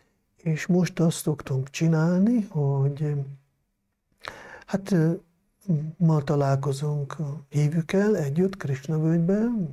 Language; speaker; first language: Hungarian; non-native, local second language; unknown